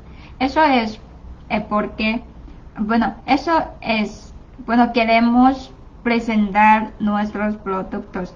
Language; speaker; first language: Spanish; non-native, learner; Chinese